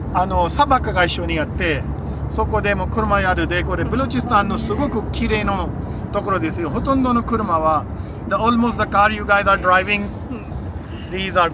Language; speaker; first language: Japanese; non-native, fluent; Urdu